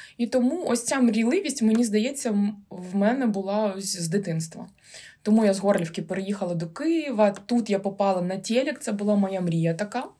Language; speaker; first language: Ukrainian; non-native, local second language; Russian